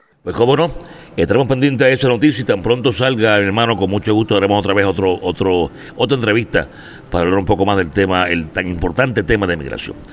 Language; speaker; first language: Spanish; native; Spanish